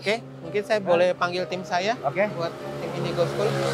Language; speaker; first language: Indonesian; native; Indonesian